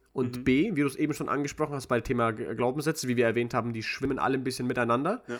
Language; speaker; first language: German; early bilingual, other home language; Russian